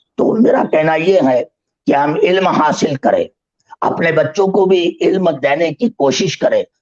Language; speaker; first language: Urdu; native; Urdu